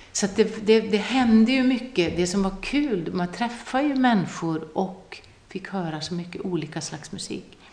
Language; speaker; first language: Swedish; non-native, local second language; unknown